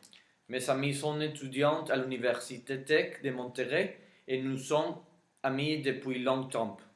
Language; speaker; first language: French; non-native, learner; Spanish